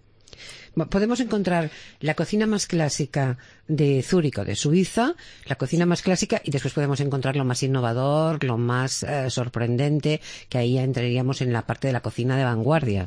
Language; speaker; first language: Spanish; native; Spanish